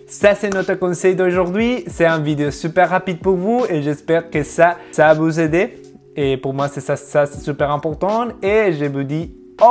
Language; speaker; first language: French; non-native, fluent; Spanish